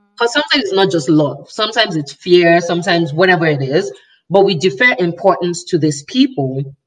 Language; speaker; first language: English; non-native, local second language; Yoruba